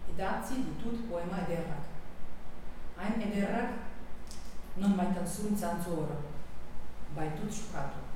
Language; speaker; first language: Basque; non-native, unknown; Slovenian